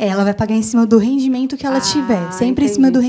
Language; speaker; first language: Portuguese; native; Portuguese